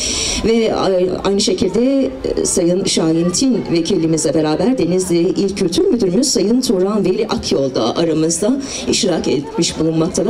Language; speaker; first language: Turkish; native; Turkish